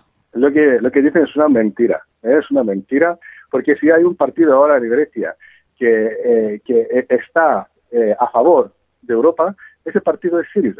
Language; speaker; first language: Spanish; non-native, fluent; Greek